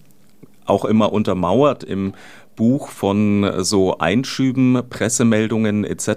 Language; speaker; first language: German; native; German